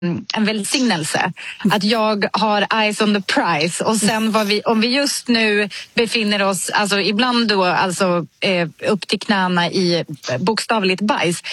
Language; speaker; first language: Swedish; native; Swedish